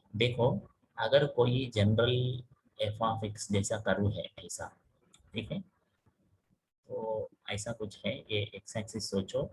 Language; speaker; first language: Hindi; non-native, local second language; Telugu